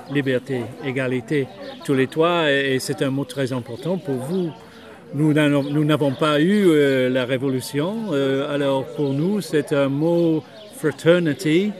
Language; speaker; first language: French; non-native, fluent; English